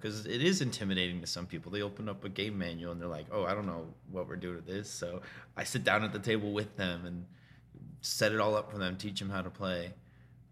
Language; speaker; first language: English; native; English